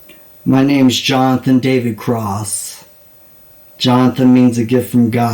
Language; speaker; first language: English; native; English